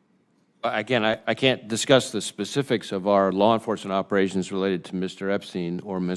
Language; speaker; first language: English; native; English